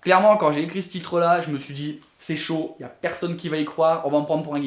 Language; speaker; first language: French; native; French